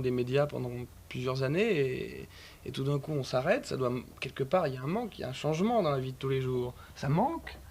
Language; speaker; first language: French; native; French